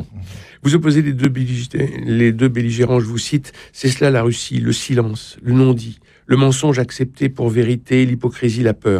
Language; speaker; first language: French; native; French